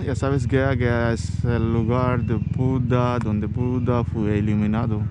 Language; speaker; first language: Spanish; non-native, fluent; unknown